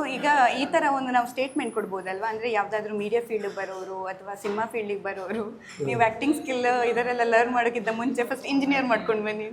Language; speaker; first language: Kannada; native; Kannada